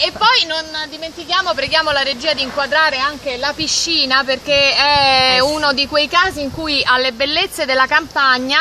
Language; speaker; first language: Italian; native; Italian